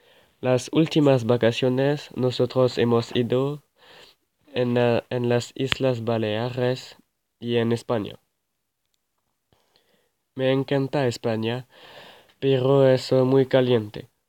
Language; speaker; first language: Spanish; non-native, learner; French